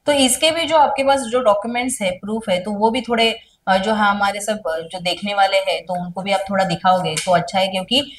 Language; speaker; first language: Hindi; non-native, local second language; Marathi